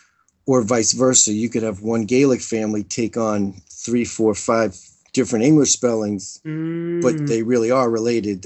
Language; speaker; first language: English; native; English